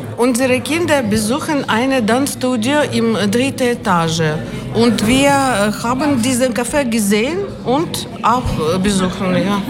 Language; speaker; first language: German; non-native, learner; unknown